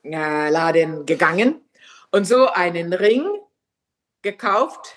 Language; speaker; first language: German; non-native, fluent; Finnish